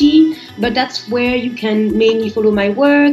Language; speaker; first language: English; non-native, fluent; French